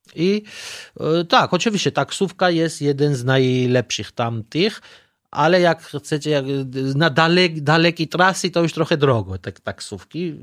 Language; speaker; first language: Polish; non-native, learner; Georgian